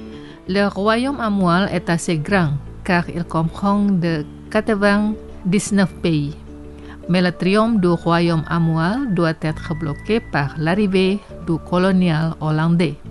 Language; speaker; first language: French; non-native, fluent; Indonesian